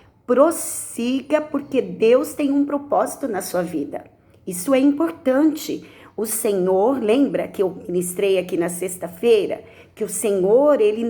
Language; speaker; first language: Portuguese; native; Portuguese